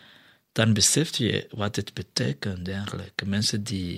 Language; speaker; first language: Dutch; non-native, fluent; Kinyarwanda